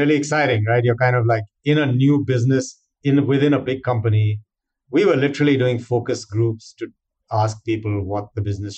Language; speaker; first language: English; non-native, local second language; Hindi